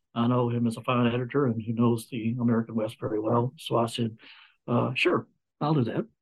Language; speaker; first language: English; native; English